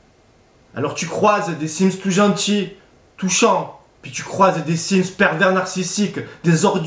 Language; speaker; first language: French; native; French